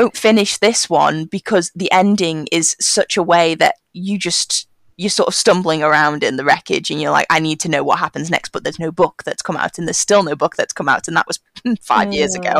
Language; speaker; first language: English; native; English